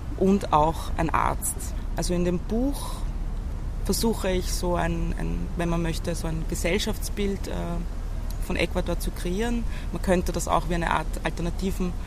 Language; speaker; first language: German; native; German